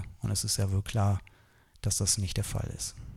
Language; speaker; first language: German; native; German